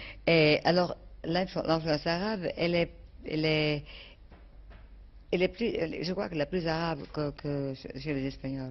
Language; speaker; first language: French; non-native, fluent; Portuguese